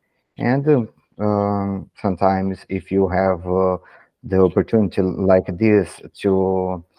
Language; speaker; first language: English; non-native, learner; Portuguese